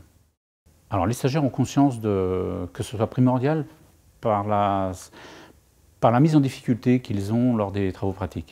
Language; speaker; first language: French; native; French